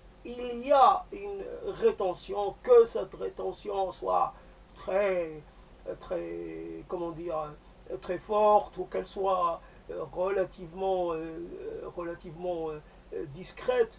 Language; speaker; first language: French; native; French